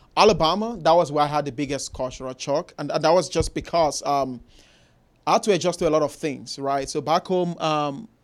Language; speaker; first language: English; non-native, local second language; Igbo